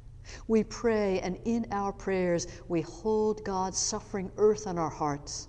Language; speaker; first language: English; native; English